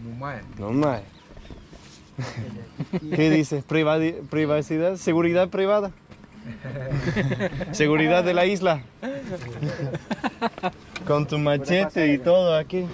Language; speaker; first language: Spanish; non-native, learner; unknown